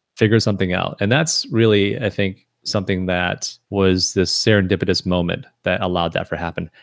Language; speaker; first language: English; early bilingual, other home language; Chinese